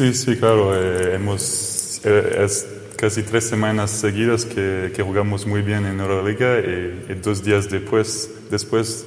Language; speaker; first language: Spanish; non-native, fluent; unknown